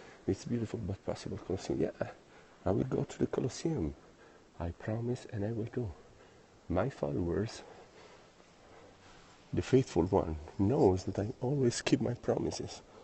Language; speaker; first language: English; non-native, fluent; Italian